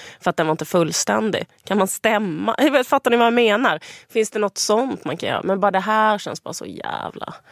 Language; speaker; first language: Swedish; native; Swedish